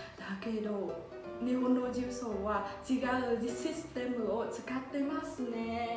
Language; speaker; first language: Japanese; non-native, fluent; Vietnamese